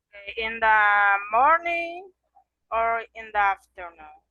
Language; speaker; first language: English; non-native, learner; Spanish